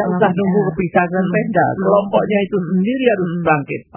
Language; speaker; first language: Indonesian; non-native, local second language; Javanese